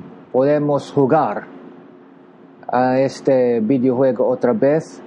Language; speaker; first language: Spanish; non-native, learner; Japanese